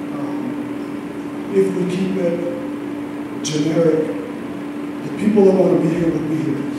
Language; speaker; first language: English; native; English